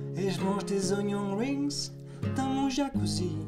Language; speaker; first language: French; native; French